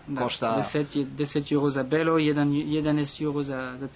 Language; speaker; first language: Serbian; non-native, learner; French